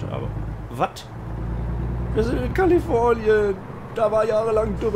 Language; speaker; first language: German; native; German